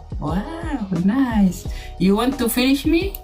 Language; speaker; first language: English; non-native, learner; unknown